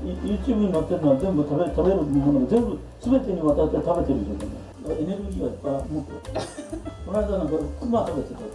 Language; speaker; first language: Japanese; native; Japanese